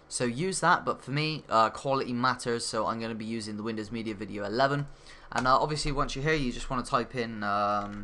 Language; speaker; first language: English; native; English